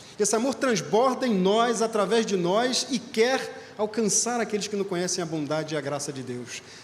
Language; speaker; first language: Portuguese; native; Portuguese